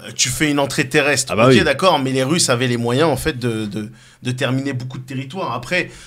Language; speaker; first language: French; native; French